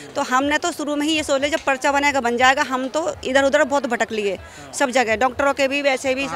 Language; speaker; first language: Hindi; native; Hindi